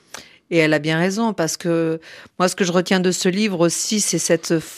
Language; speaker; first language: French; native; French